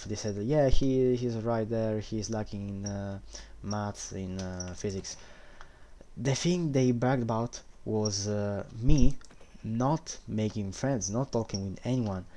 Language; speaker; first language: English; non-native, fluent; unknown